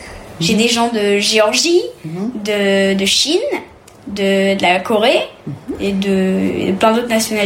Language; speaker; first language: French; early bilingual, heritage; French